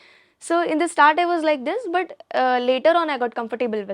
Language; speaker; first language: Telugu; non-native, local second language; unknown